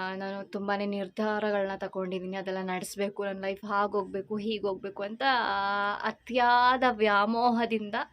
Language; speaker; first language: Kannada; non-native, local second language; Malayalam